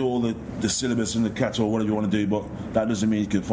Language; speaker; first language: English; native; English